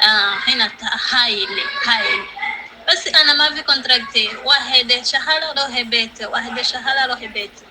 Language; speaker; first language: Arabic; non-native, learner; Rundi